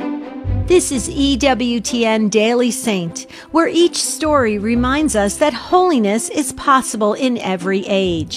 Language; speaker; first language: English; native; English